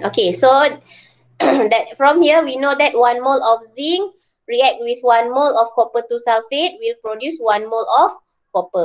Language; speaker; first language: English; non-native, local second language; Malay